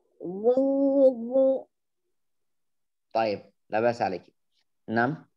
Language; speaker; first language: Arabic; non-native, fluent; Indonesian